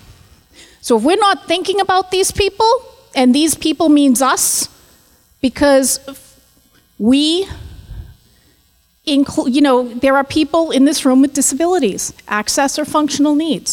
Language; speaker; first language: English; native; English